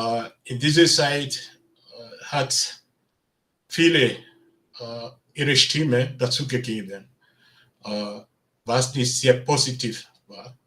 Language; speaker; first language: German; non-native, learner; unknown